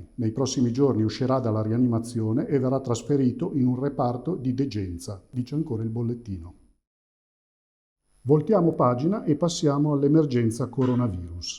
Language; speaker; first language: Italian; native; Italian